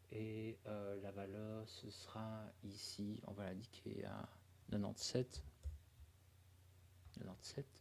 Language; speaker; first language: French; native; French